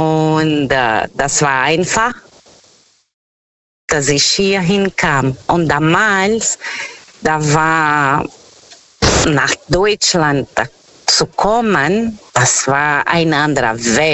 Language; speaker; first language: German; non-native, fluent; Portuguese